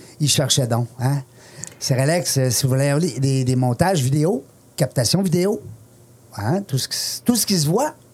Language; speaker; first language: French; native; French